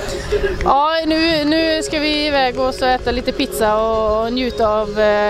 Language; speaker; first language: Swedish; native; Swedish